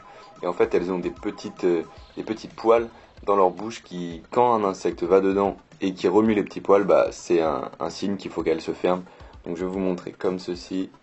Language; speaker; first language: French; native; French